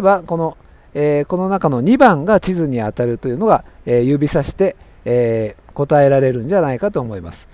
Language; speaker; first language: Japanese; native; Japanese